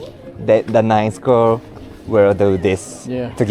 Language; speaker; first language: English; non-native, learner; Japanese